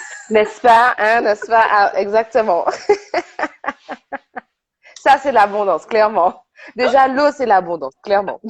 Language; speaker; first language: French; native; French